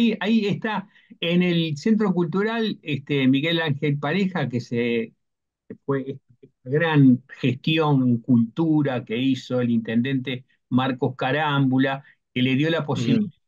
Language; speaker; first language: Spanish; native; Spanish